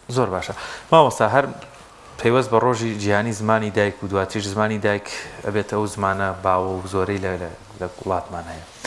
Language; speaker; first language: Central Kurdish; non-native, local second language; Gurani